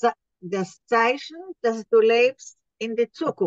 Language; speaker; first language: German; non-native, learner; Hebrew